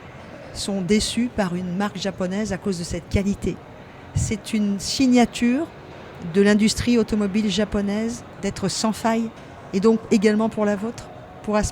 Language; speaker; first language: French; native; French